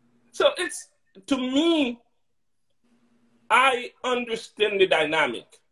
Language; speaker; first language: English; non-native, fluent; Haitian Creole